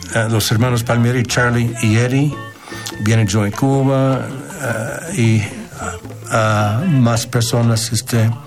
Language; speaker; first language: Spanish; non-native, fluent; English